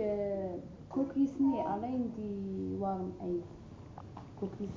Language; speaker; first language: Dutch; non-native, learner; Arabic